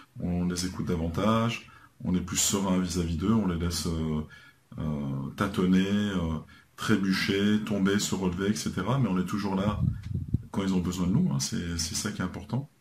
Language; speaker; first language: French; native; French